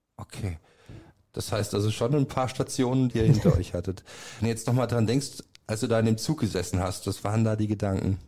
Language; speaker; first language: German; native; German